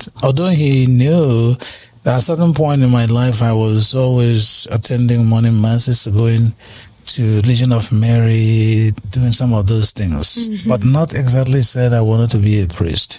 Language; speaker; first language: English; non-native, local second language; Igbo